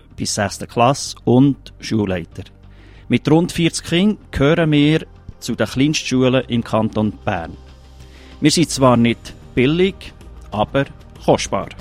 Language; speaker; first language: German; native; German